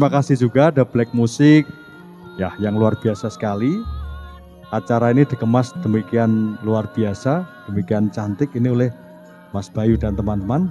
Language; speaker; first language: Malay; non-native, local second language; Javanese